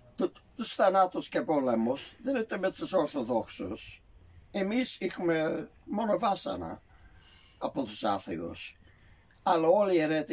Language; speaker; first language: Greek; early bilingual, heritage; Greek